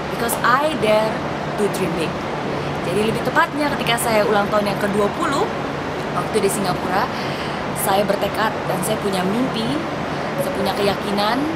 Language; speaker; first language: Indonesian; native; Indonesian